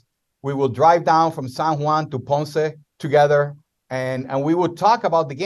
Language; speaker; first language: English; non-native, fluent; Spanish